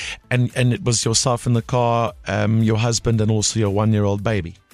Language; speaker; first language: English; non-native, local second language; Afrikaans